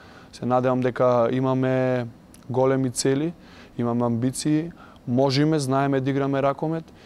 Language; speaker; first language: Macedonian; native; Macedonian